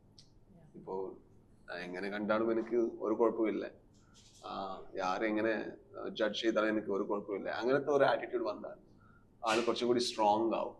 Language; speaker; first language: Malayalam; non-native, learner; Kannada